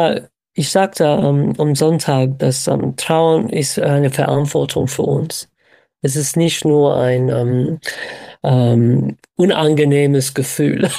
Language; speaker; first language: German; non-native, fluent; English